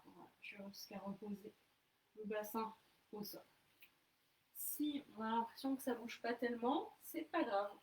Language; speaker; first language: French; native; French